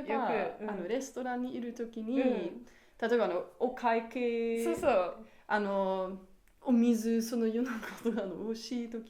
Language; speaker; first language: Japanese; non-native, learner; German